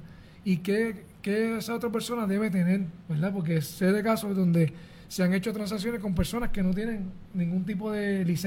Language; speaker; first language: Spanish; native; Spanish